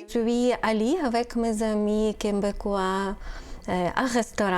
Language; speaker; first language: French; non-native, learner; Ukrainian